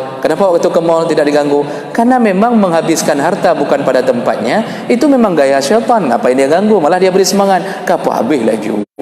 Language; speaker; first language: Malay; non-native, local second language; Achinese